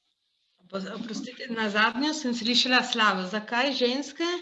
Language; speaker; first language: Slovenian; non-native, local second language; Italian